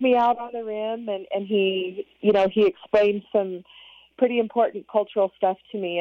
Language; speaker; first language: English; native; English